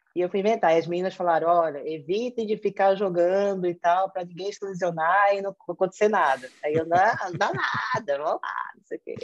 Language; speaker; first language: Portuguese; native; Portuguese